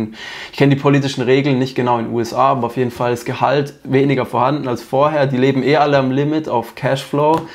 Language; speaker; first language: German; native; German